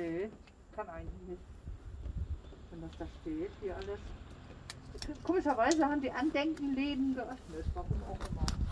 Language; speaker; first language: German; native; German